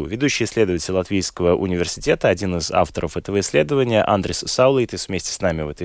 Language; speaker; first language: Russian; native; Russian